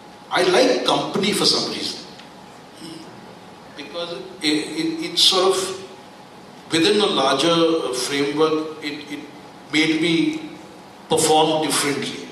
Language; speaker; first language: English; non-native, local second language; Hindi